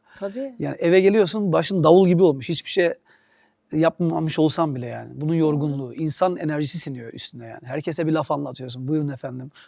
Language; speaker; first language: Turkish; native; Turkish